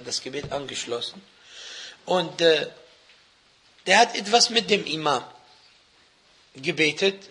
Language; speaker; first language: German; non-native, fluent; Arabic